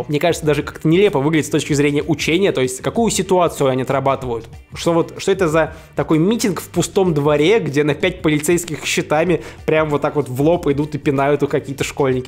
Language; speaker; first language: Russian; native; Russian